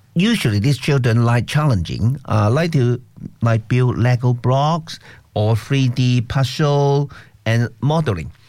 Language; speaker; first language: English; non-native, local second language; Cantonese